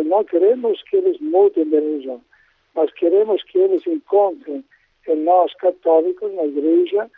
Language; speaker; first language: Portuguese; non-native, fluent; Italian